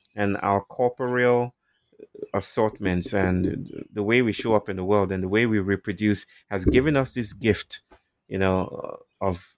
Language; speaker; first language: English; non-native, local second language; Yoruba